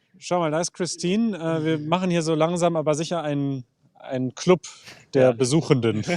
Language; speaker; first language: German; native; German